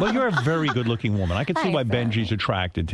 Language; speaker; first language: English; native; English